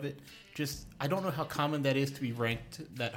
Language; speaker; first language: English; native; English